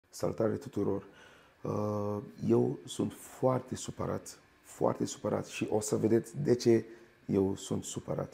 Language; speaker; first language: Romanian; non-native, fluent; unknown